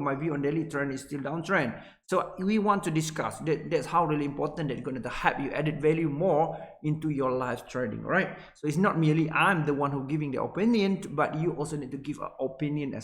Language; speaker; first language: English; non-native, local second language; Malay